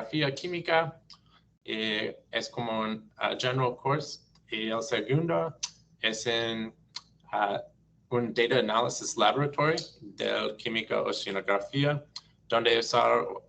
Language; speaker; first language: Spanish; non-native, learner; English